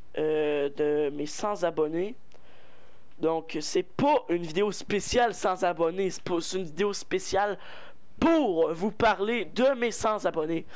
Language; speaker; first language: French; native; French